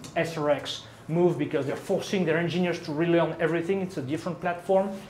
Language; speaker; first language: English; non-native, fluent; French